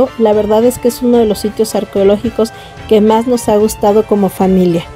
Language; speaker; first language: Spanish; native; Spanish